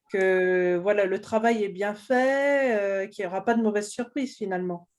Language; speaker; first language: French; native; French